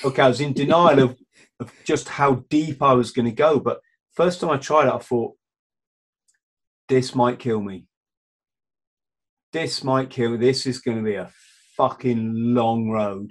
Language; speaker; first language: English; native; English